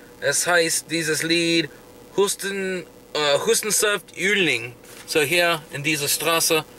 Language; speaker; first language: German; non-native, learner; English